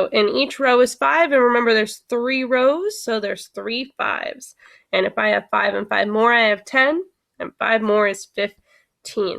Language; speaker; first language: English; native; English